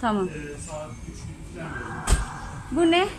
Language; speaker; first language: Turkish; non-native, learner; Indonesian